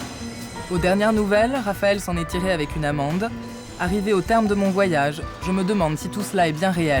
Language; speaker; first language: French; native; French